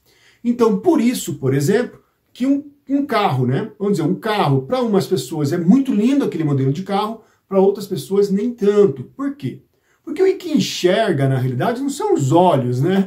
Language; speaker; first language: Portuguese; native; Portuguese